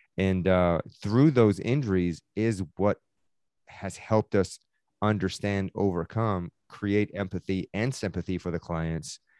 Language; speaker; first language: English; early bilingual, other home language; Persian